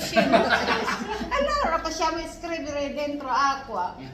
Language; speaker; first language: Italian; non-native, learner; Filipino